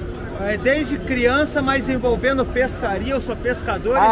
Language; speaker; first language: Portuguese; native; Portuguese